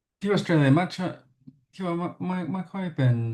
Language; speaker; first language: Thai; non-native, learner; English